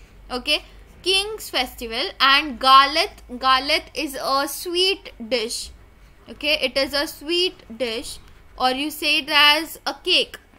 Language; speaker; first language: English; non-native, local second language; Hindi